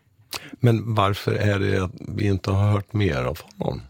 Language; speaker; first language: Swedish; non-native, fluent; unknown